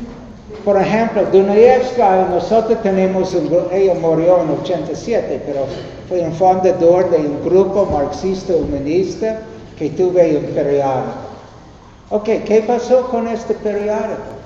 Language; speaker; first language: Spanish; non-native, learner; English